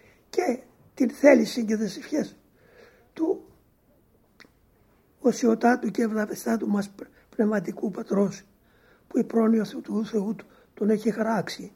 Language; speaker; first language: Greek; native; Greek